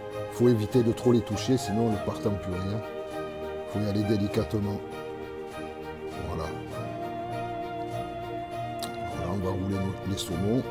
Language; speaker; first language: French; native; French